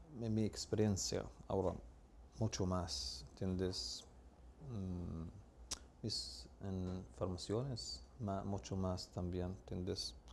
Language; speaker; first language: Spanish; non-native, learner; Arabic